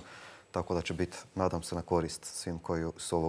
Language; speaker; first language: Croatian; native; Croatian